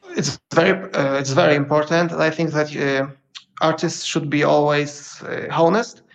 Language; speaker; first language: English; non-native, fluent; Polish